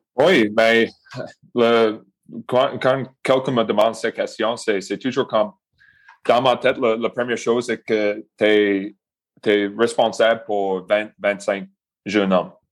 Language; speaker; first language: French; non-native, local second language; English